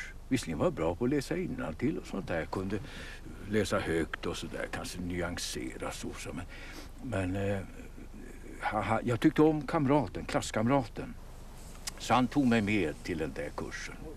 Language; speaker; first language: Swedish; native; Swedish